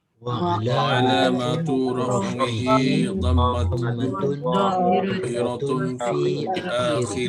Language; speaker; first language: Arabic; non-native, learner; Malay